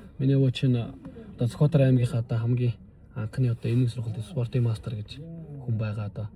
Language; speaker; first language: Mongolian; native; Mongolian